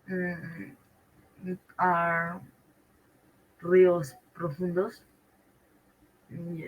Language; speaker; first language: English; non-native, learner; Spanish